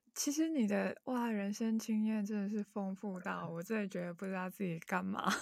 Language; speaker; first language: Chinese; non-native, local second language; Cantonese